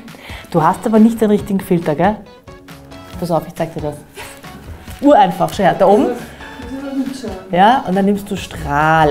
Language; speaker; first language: German; native; German